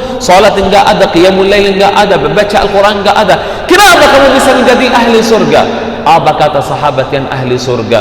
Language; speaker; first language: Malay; non-native, fluent; Arabic